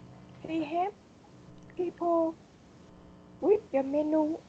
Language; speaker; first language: English; non-native, learner; Vietnamese